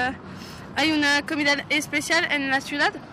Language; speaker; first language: Spanish; non-native, learner; French